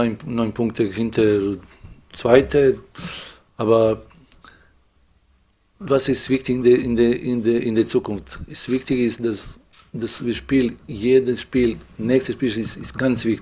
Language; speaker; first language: German; non-native, fluent; Serbian